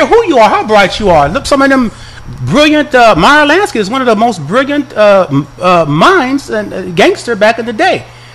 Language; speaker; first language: English; native; English